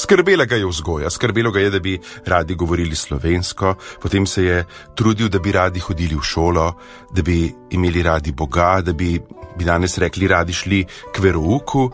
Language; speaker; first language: Slovenian; native; Slovenian